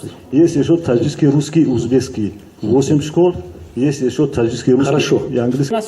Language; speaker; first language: Russian; non-native, local second language; Tajik